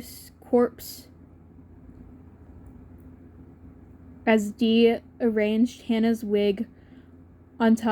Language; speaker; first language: English; native; English